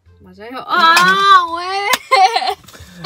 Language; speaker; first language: Korean; non-native, learner; Arabic